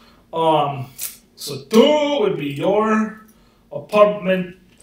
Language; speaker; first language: English; native; English